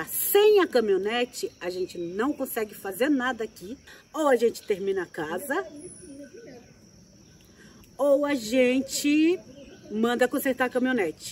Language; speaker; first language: Portuguese; native; Portuguese